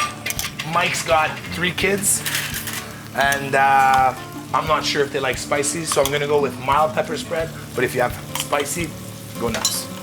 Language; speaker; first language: English; native; English